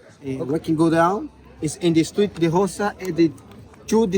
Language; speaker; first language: English; non-native, learner; Portuguese